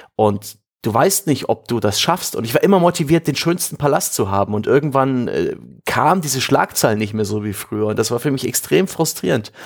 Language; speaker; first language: German; native; German